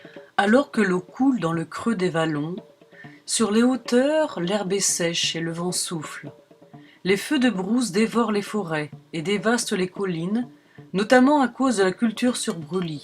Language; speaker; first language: French; native; French